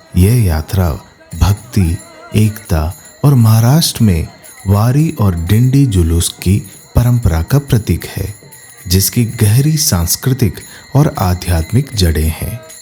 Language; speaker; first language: Hindi; native; Hindi